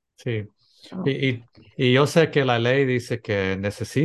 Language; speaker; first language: Spanish; early bilingual, heritage; English